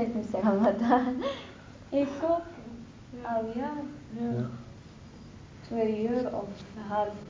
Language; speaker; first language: Dutch; non-native, learner; Arabic